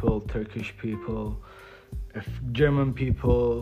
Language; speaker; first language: English; non-native, fluent; Persian